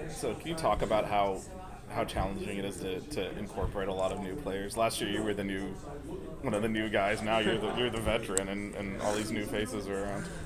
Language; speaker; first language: English; native; English